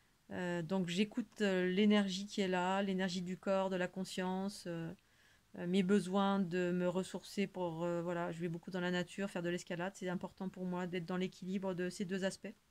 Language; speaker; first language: French; native; French